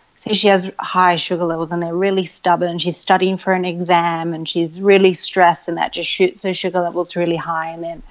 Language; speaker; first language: English; native; English